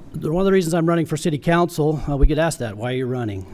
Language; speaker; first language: English; native; English